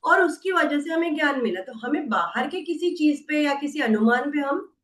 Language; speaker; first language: Hindi; non-native, local second language; Marathi